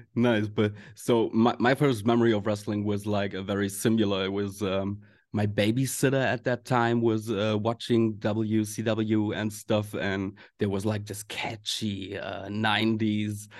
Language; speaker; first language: English; non-native, fluent; German